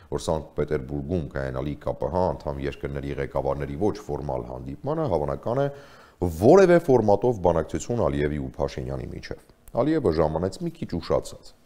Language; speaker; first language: Armenian; native; Armenian